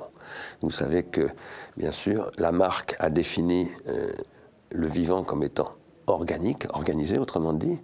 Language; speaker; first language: French; native; French